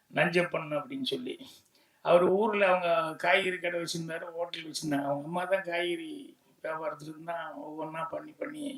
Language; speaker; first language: Tamil; native; Tamil